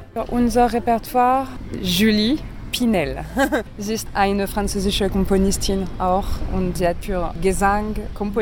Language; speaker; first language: German; non-native, learner; French